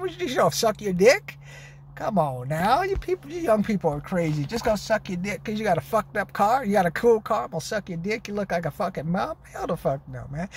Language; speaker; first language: English; native; English